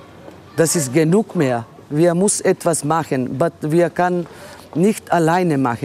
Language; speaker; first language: German; non-native, learner; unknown